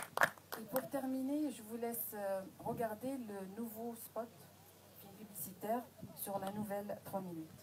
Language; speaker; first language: French; non-native, local second language; Arabic